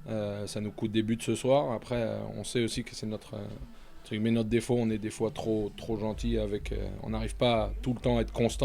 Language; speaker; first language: French; native; French